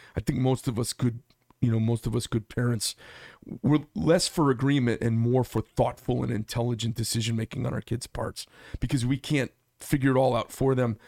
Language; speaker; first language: English; native; English